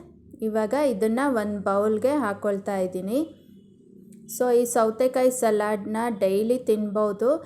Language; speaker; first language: Kannada; native; Kannada